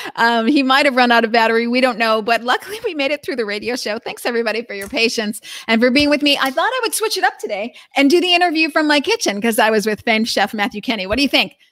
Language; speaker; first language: English; native; English